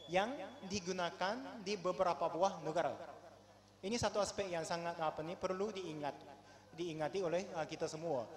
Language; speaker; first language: Malay; non-native, fluent; Japanese